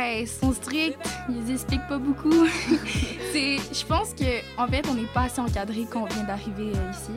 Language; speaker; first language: French; native; French